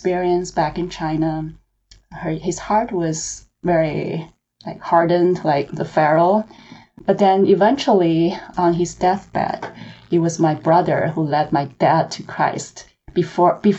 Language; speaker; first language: English; non-native, local second language; Cantonese